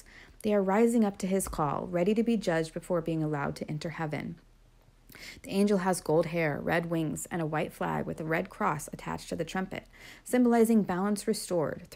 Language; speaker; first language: English; native; English